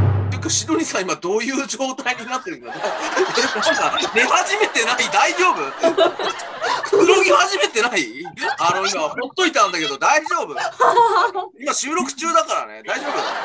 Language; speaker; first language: Japanese; native; Japanese